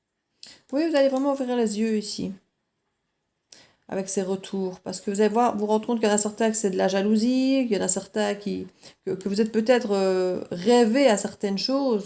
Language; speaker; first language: French; native; French